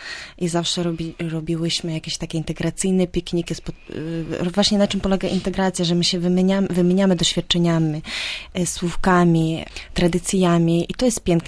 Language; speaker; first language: Polish; non-native, fluent; Ukrainian